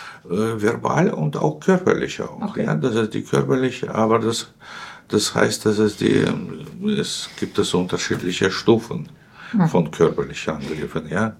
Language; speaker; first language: German; non-native, fluent; Russian